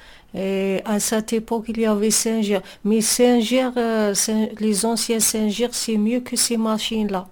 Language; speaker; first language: French; non-native, local second language; Arabic